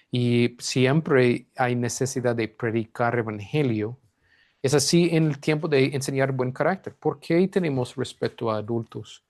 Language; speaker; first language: Spanish; non-native, fluent; English